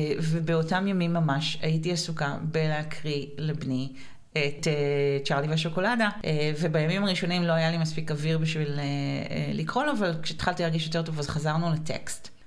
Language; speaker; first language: Hebrew; native; Hebrew